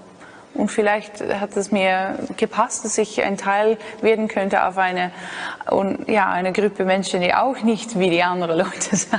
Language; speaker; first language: German; non-native, learner; Dutch